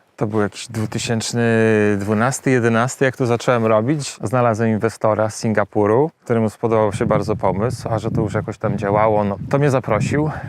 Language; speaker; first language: Polish; native; Polish